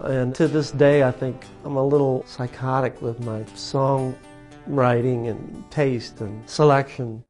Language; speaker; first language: English; native; English